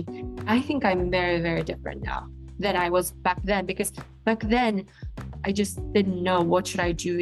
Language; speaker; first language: English; non-native, fluent; Kyrgyz